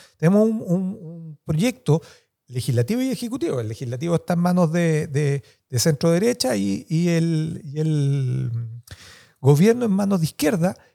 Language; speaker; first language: Spanish; native; Spanish